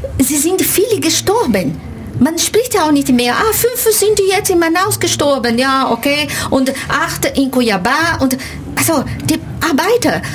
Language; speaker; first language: German; non-native, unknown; Portuguese